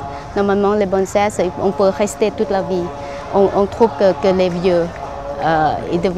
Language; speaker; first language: French; non-native, learner; Thai